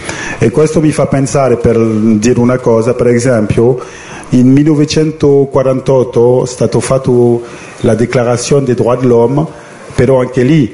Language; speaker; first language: Italian; non-native, fluent; French